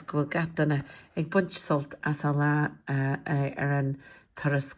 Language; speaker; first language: Irish; non-native, local second language; English